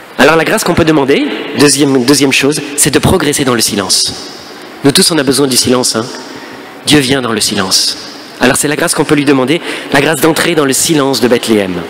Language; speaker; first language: French; native; French